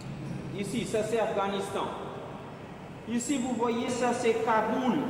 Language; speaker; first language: French; non-native, local second language; Hindi